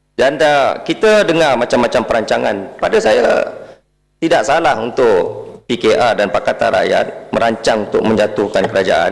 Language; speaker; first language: Malay; native; Malay